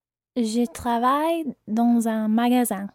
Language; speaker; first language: French; non-native, learner; English